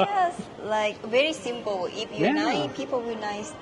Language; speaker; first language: English; non-native, learner; Thai